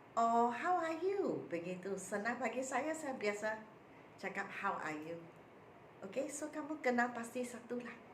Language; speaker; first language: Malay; non-native, local second language; Min Nan Chinese